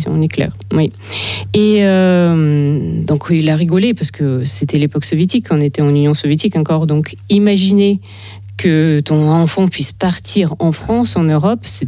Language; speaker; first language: French; non-native, fluent; Russian